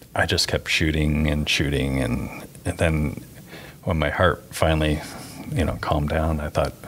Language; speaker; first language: English; native; English